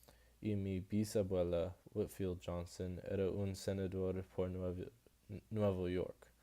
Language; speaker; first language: Spanish; non-native, learner; English